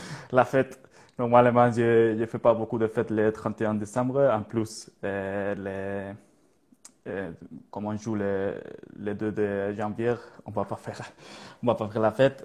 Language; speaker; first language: French; non-native, learner; Spanish